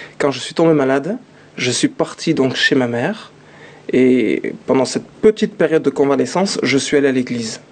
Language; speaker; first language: French; early bilingual, other home language; Arabic